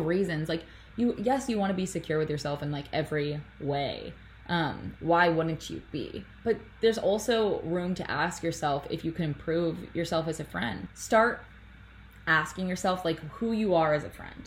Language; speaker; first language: English; native; English